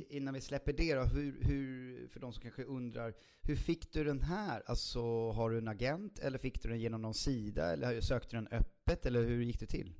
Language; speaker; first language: Swedish; native; Swedish